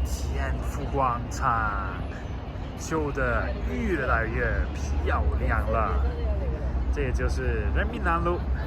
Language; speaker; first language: Chinese; non-native, fluent; German